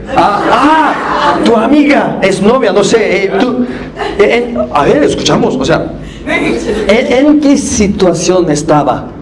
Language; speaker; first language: Spanish; non-native, fluent; Korean